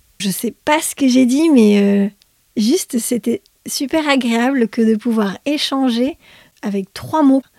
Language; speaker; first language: French; native; French